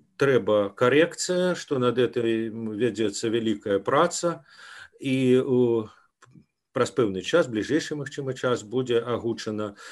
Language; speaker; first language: Belarusian; non-native, local second language; Russian